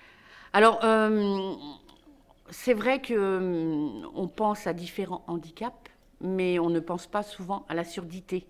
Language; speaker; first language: French; native; French